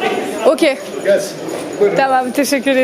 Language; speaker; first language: Turkish; non-native, learner; French